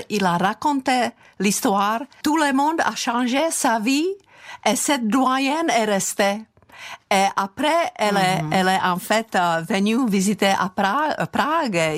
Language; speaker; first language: French; non-native, fluent; Czech